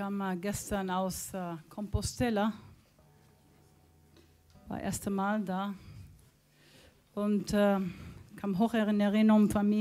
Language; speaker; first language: German; non-native, fluent; Spanish